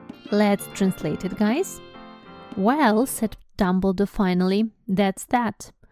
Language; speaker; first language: English; non-native, fluent; Russian